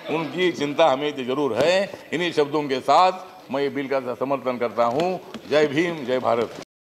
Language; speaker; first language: Hindi; non-native, local second language; Marathi